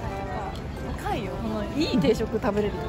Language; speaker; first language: Japanese; native; Japanese